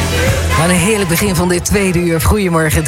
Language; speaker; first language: Dutch; native; Dutch